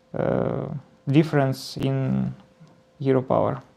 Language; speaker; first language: English; non-native, learner; Ukrainian